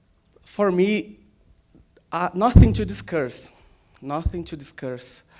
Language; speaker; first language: English; non-native, learner; Portuguese